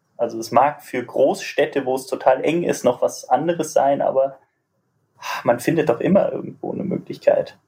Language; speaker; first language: German; native; German